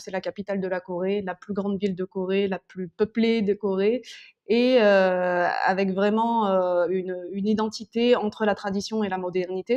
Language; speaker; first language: French; early bilingual, other home language; Korean